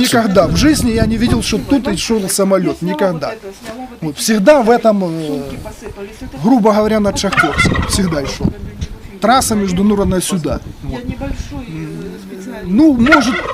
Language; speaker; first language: Russian; native; Russian